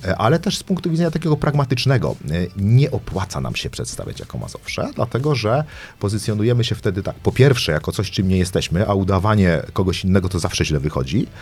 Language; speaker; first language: Polish; native; Polish